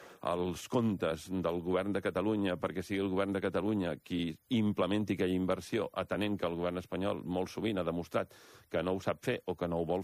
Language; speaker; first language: Catalan; native; Catalan